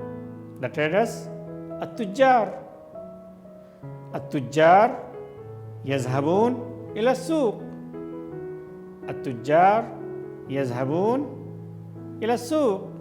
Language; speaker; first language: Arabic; non-native, fluent; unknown